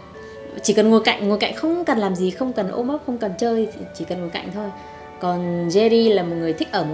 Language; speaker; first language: Vietnamese; native; Vietnamese